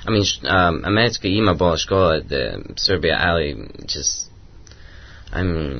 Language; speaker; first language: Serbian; early bilingual, heritage; English